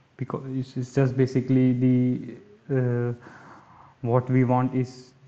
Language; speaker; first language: English; non-native, local second language; Hindi